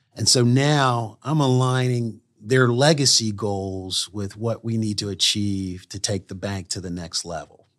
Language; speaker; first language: English; native; English